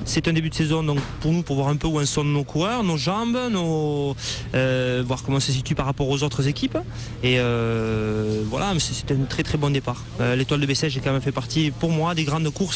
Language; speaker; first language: French; non-native, fluent; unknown